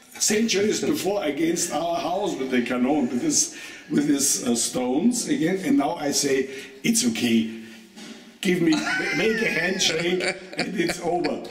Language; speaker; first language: English; non-native, learner; German